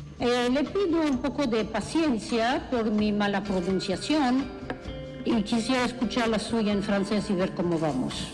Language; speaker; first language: Spanish; non-native, fluent; French